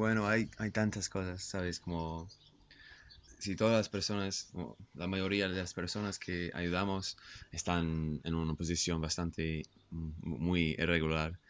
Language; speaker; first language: Spanish; non-native, fluent; English